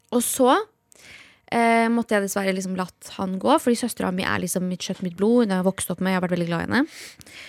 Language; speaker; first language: Norwegian; early bilingual, other home language; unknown